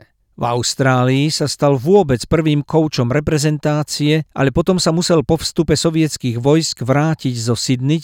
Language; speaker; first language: Slovak; native; Slovak